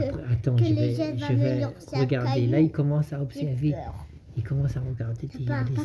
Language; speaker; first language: French; native; French